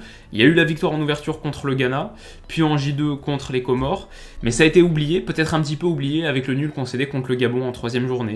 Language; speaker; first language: French; native; French